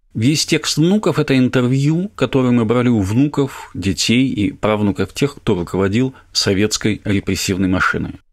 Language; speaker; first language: Russian; native; Russian